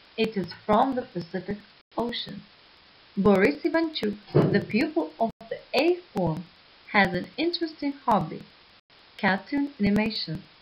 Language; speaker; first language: English; non-native, fluent; Ukrainian